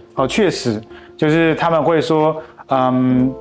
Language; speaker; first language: Chinese; non-native, fluent; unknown